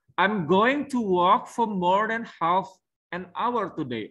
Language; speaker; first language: English; non-native, fluent; Indonesian